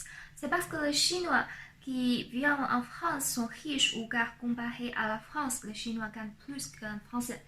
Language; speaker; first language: French; non-native, fluent; Chinese